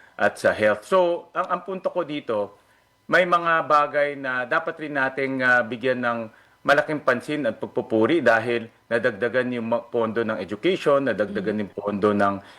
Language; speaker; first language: Filipino; native; Filipino